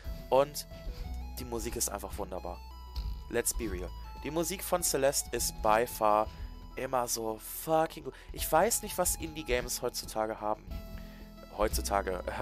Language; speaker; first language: German; native; German